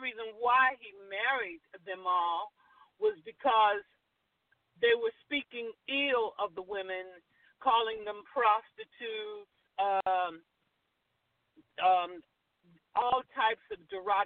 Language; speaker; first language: English; native; English